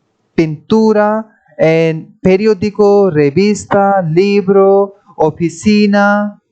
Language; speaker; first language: Spanish; non-native, fluent; Hindi